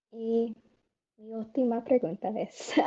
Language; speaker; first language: Spanish; non-native, learner; English